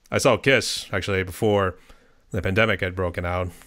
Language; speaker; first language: English; native; English